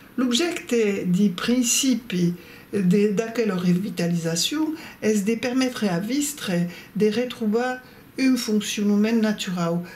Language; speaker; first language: Occitan; non-native, local second language; French